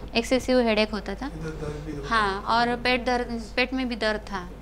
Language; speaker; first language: Hindi; non-native, local second language; Marathi